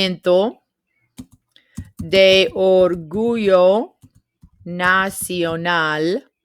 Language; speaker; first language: Spanish; non-native, fluent; English